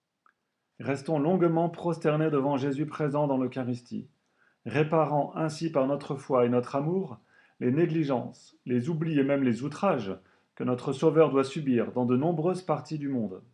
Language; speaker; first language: French; native; French